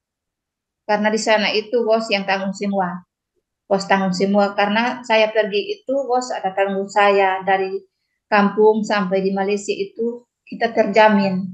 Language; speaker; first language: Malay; non-native, local second language; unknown